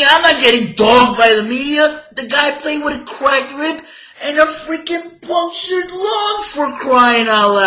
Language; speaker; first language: English; native; English